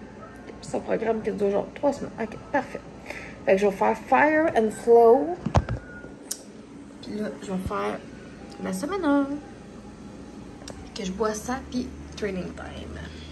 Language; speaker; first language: French; native; French